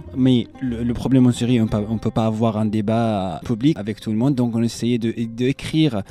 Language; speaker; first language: French; non-native, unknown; Arabic